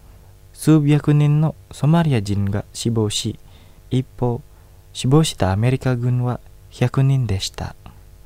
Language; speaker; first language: Japanese; non-native, fluent; Indonesian